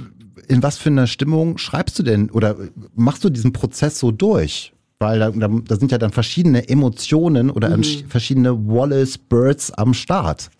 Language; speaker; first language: German; native; German